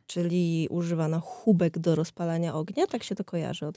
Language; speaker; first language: Polish; native; Polish